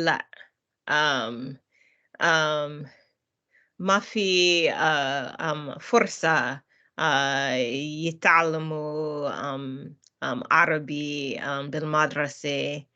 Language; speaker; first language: Arabic; non-native, learner; English